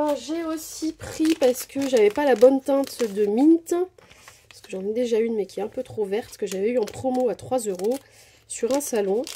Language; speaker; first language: French; native; French